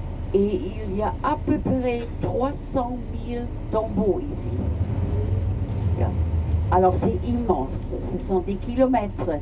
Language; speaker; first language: French; non-native, fluent; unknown